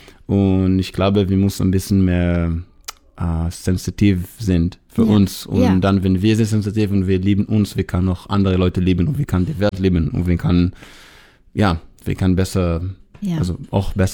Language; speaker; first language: German; non-native, learner; Hebrew